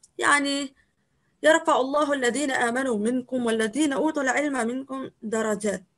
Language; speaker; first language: Arabic; native; Arabic